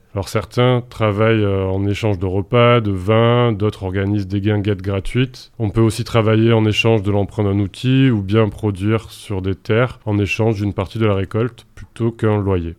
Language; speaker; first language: French; native; French